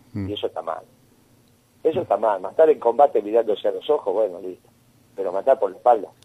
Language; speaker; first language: Spanish; native; Spanish